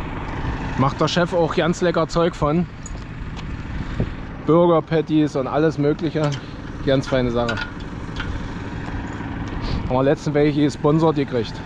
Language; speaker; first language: German; native; German